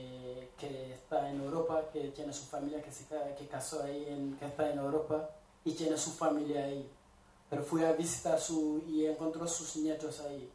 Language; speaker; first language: Spanish; non-native, fluent; Wolof